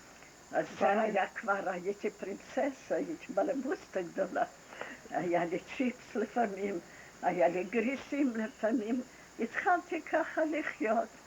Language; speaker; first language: Hebrew; non-native, fluent; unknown